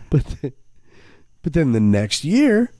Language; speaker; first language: English; native; English